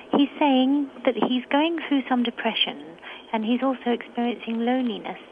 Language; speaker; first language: English; native; English